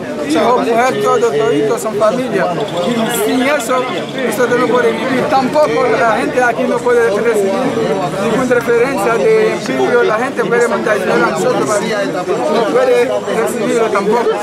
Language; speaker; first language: Spanish; non-native, fluent; Haitian Creole